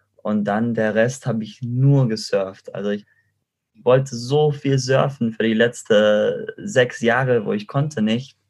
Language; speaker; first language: German; non-native, fluent; Spanish